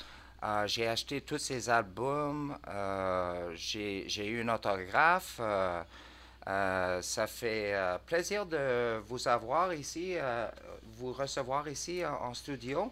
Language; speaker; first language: French; non-native, learner; English